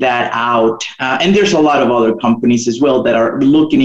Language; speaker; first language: English; non-native, fluent; Spanish